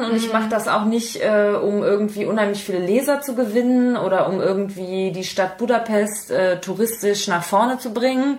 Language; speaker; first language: German; native; German